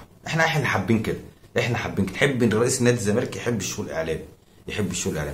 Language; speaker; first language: Arabic; native; Arabic